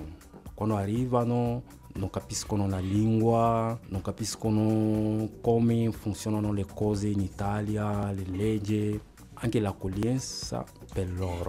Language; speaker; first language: Italian; non-native, fluent; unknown